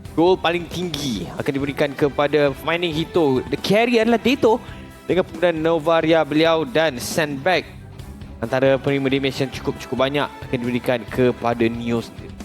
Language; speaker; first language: Malay; native; Malay